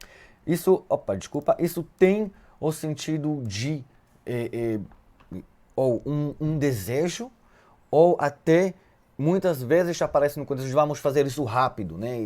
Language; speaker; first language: Portuguese; non-native, fluent; Hebrew